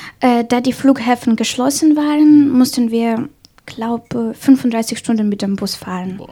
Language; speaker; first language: German; non-native, learner; Ukrainian